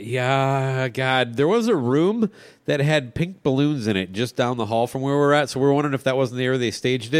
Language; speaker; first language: English; native; English